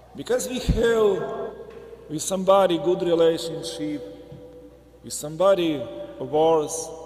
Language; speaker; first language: English; non-native, learner; Ukrainian